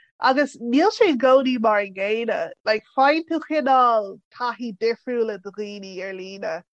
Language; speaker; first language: Irish; early bilingual, other home language; English